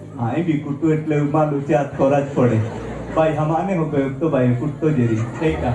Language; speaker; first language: Gujarati; non-native, local second language; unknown